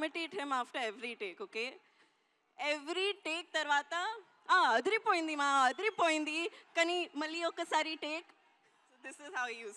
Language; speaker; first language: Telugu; non-native, learner; Hindi